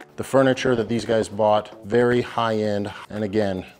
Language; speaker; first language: English; native; English